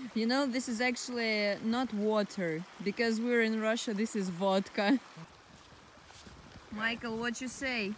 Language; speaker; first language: English; non-native, learner; Russian